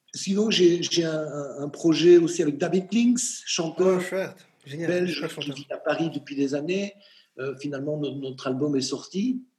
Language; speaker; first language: French; native; French